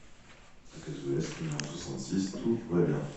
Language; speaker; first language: French; native; French